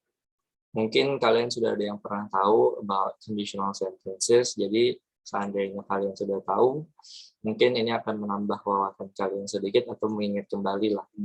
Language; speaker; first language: Indonesian; native; Indonesian